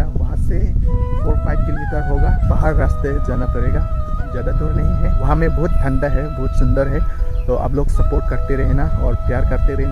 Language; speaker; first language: Hindi; non-native, local second language; Karbi